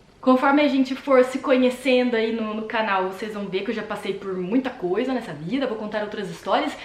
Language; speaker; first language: Portuguese; native; Portuguese